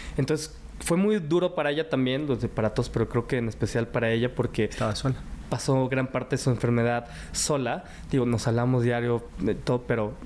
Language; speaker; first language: Spanish; early bilingual, other home language; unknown